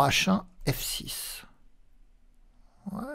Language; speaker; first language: French; native; French